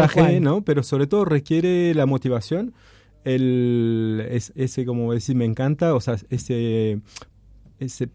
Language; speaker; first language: Spanish; non-native, fluent; French